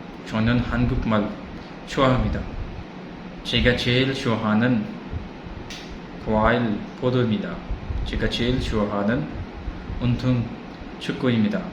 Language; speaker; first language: Korean; non-native, fluent; Urdu